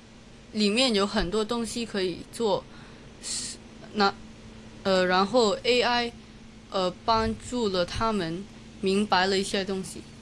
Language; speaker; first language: Chinese; non-native, learner; Cantonese